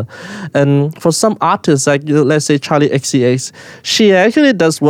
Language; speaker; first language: English; non-native, local second language; Cantonese